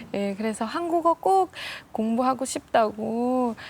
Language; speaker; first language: Korean; non-native, fluent; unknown